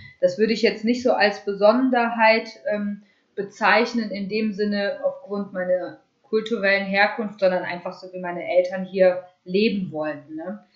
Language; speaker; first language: German; early bilingual, other home language; Russian